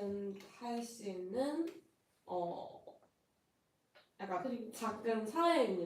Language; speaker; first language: Korean; non-native, fluent; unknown